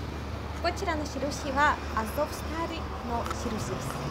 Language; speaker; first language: Japanese; non-native, fluent; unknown